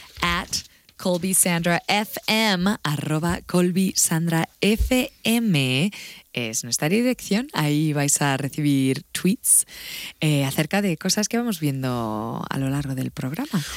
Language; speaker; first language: Spanish; native; Spanish